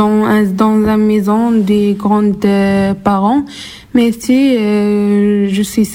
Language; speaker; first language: French; non-native, learner; Arabic